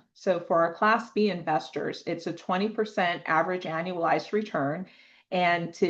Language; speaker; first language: English; native; English